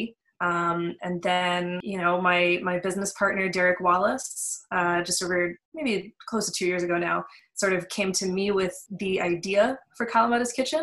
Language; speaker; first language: English; native; English